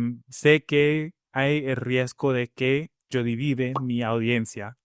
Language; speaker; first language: Spanish; non-native, fluent; English